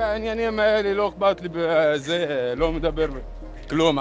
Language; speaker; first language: Hebrew; non-native, local second language; Arabic